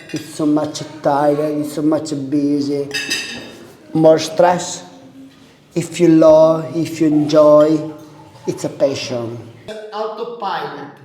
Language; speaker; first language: English; non-native, learner; Italian